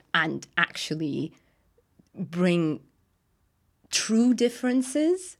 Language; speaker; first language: English; non-native, fluent; Russian